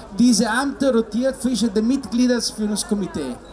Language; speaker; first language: German; non-native, learner; Italian